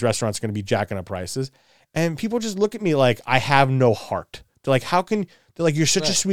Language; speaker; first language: English; native; English